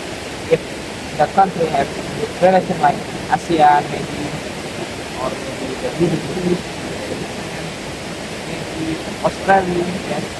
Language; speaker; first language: English; non-native, learner; Indonesian